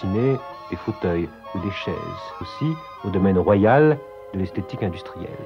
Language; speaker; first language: French; native; French